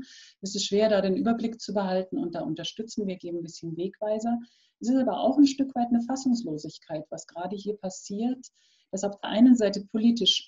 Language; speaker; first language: German; native; German